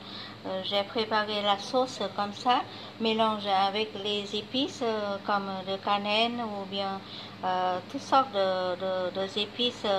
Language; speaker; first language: French; non-native, fluent; Vietnamese